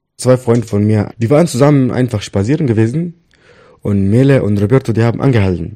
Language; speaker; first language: German; non-native, learner; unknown